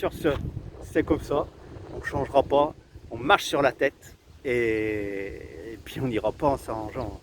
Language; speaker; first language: French; native; French